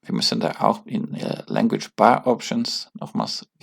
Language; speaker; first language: German; non-native, learner; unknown